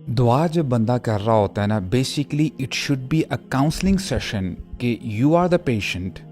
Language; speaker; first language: Urdu; native; Urdu